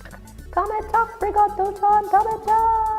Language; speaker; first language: Irish; non-native, local second language; English